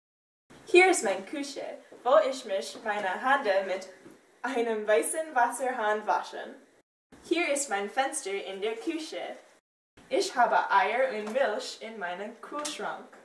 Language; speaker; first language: German; non-native, learner; English